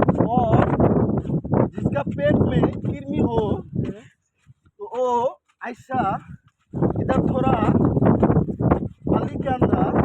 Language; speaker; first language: Hindi; non-native, learner; Bangla